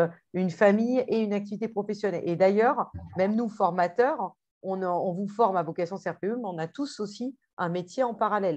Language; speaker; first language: French; native; French